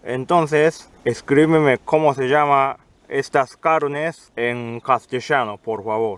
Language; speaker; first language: Spanish; non-native, fluent; Japanese